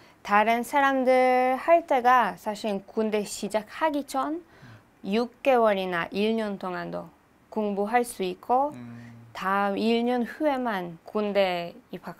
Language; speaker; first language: Korean; non-native, learner; Hebrew